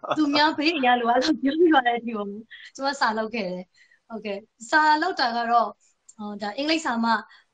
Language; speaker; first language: Burmese; native; Burmese